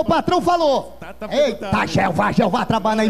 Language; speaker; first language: Portuguese; native; Portuguese